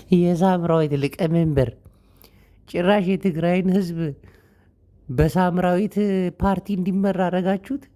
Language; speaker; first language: Amharic; non-native, local second language; Tigrinya